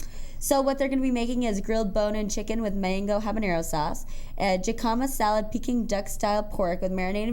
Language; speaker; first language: English; native; English